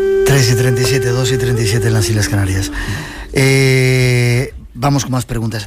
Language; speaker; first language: Spanish; native; Spanish